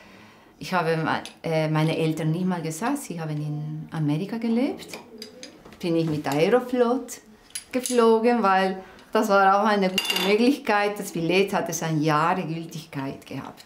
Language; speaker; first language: German; non-native, fluent; Spanish